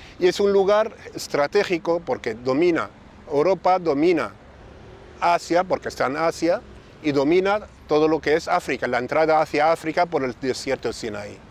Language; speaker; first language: Spanish; non-native, fluent; Arabic